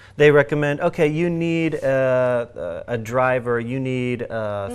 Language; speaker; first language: English; native; English